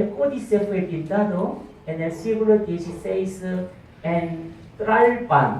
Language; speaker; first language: Spanish; non-native, fluent; Korean